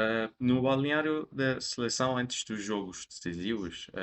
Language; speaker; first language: Portuguese; non-native, fluent; Persian